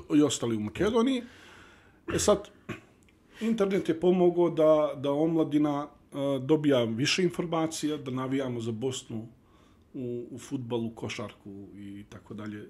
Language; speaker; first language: Bosnian; early bilingual, heritage; Bosnian